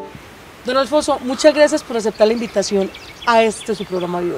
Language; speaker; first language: Spanish; native; Spanish